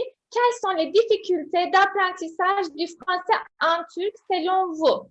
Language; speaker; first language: French; non-native, fluent; Turkish